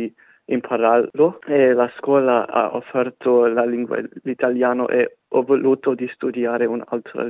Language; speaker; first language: Italian; non-native, fluent; English